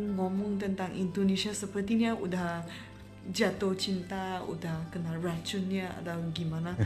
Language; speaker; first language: Indonesian; non-native, fluent; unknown